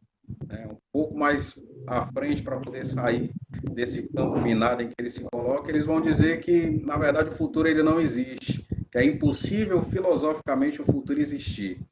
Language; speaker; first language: Portuguese; native; Portuguese